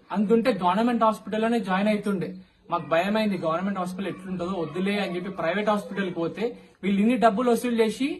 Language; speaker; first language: Telugu; native; Telugu